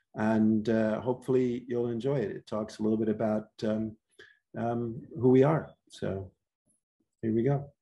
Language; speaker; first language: English; native; English